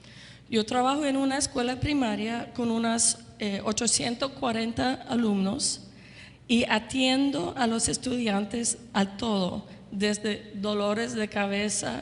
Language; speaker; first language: Spanish; non-native, fluent; English